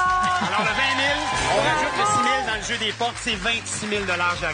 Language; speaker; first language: French; native; French